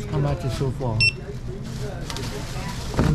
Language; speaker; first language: English; non-native, learner; Iu Mien